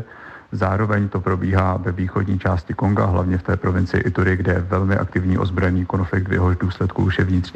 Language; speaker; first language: Czech; native; Czech